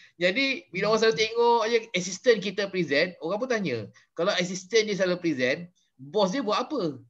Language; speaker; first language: Malay; native; Malay